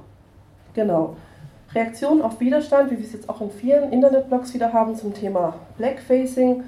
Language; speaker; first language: German; native; German